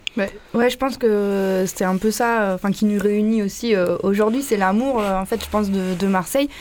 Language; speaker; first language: French; native; French